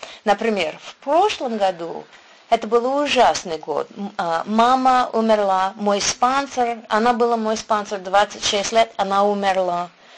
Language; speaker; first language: Russian; non-native, learner; English